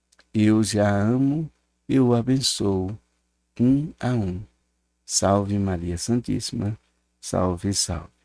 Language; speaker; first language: Portuguese; native; Portuguese